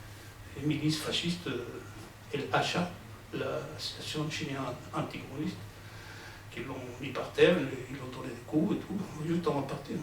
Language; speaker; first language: French; non-native, fluent; Spanish